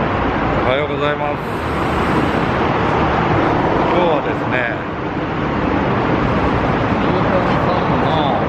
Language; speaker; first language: Japanese; native; Japanese